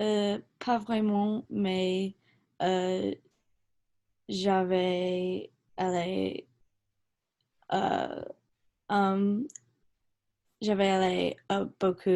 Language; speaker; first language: French; non-native, learner; English